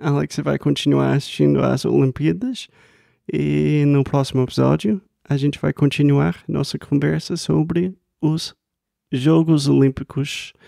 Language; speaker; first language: Portuguese; non-native, fluent; English